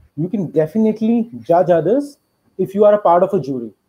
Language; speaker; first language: English; non-native, local second language; Hindi